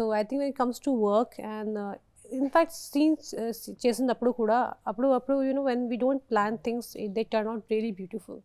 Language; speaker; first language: Telugu; non-native, local second language; Hindi